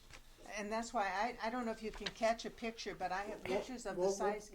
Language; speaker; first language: English; native; English